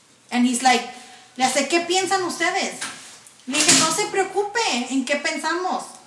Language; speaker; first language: Spanish; early bilingual, heritage; Spanish